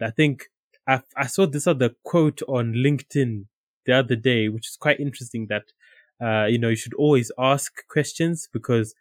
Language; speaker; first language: English; non-native, local second language; Shona